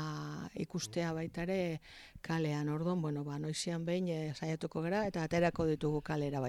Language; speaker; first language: Basque; native; Basque